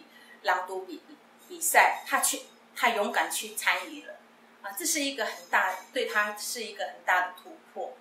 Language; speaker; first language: Chinese; non-native, local second language; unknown